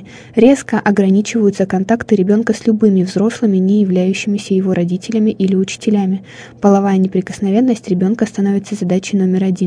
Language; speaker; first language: Russian; native; Russian